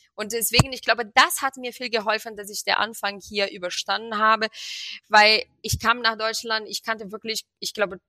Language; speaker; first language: German; non-native, fluent; Portuguese